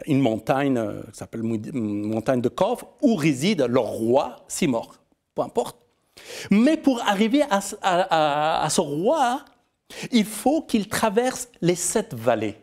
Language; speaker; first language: French; non-native, fluent; Persian